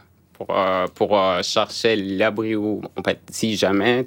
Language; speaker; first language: French; non-native, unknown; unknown